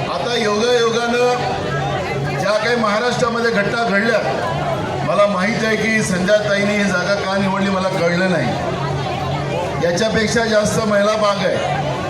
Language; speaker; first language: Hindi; non-native, local second language; Marathi